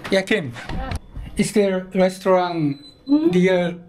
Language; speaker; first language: English; non-native, learner; Korean